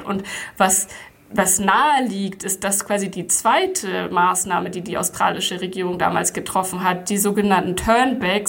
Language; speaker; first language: German; native; German